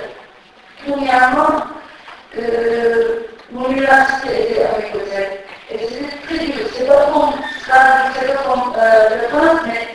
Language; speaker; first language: French; non-native, fluent; Turkish